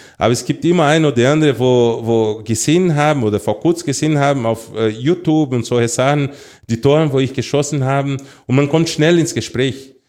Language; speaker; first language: German; non-native, fluent; Portuguese